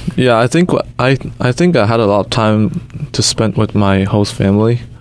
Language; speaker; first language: English; non-native, fluent; Chinese